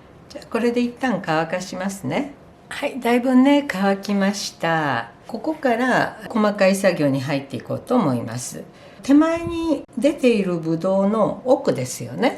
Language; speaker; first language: Japanese; native; Japanese